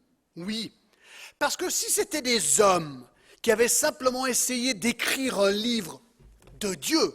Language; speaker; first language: French; non-native, fluent; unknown